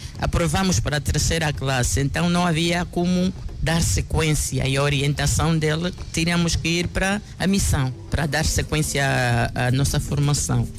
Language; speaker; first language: Portuguese; non-native, local second language; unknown